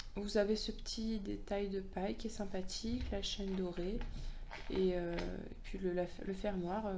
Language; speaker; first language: French; native; French